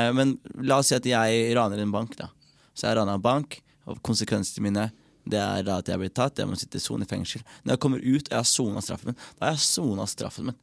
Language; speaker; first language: Norwegian; early bilingual, other home language; Somali